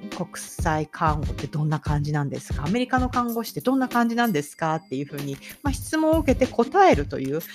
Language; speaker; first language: Japanese; native; Japanese